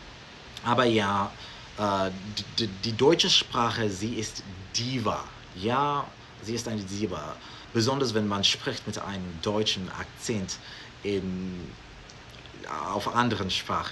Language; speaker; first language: German; non-native, learner; English